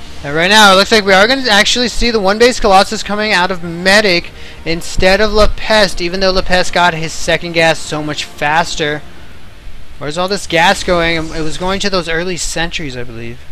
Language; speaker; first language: English; native; English